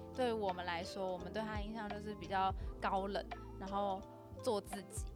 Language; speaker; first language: Chinese; native; Chinese